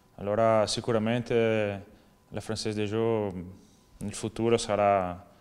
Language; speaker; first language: Italian; non-native, fluent; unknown